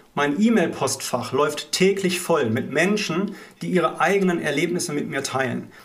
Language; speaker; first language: German; native; German